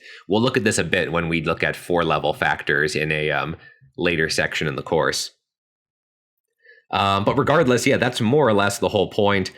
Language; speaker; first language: English; native; English